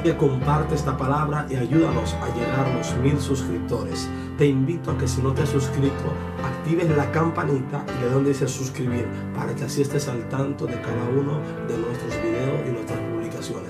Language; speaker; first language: Spanish; native; Spanish